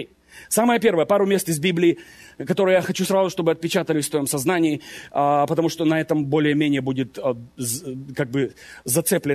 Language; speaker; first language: Russian; native; Russian